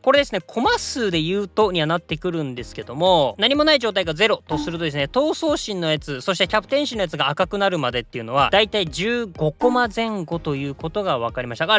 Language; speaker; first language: Japanese; native; Japanese